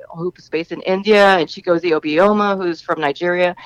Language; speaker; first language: English; native; English